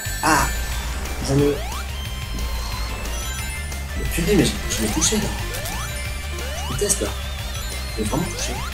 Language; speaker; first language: French; native; French